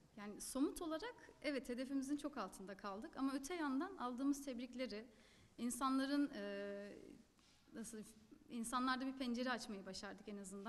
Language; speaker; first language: Turkish; native; Turkish